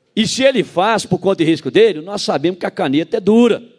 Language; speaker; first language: Portuguese; native; Portuguese